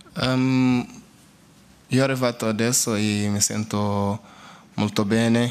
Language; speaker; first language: Italian; non-native, learner; Portuguese